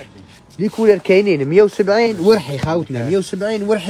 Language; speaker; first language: Arabic; native; Arabic